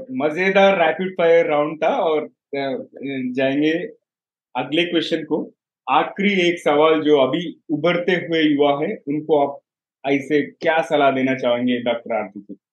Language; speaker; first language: Hindi; non-native, local second language; Telugu